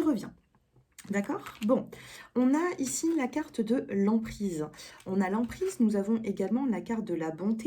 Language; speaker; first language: French; native; French